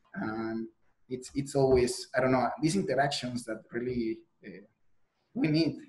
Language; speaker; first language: English; non-native, fluent; Spanish